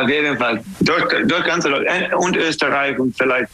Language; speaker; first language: German; non-native, fluent; English